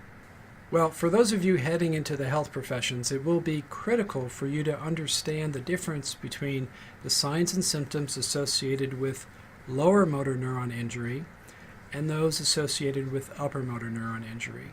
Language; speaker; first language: English; native; English